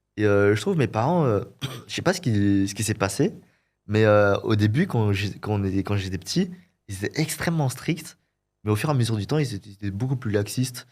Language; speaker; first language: French; early bilingual, other home language; Vietnamese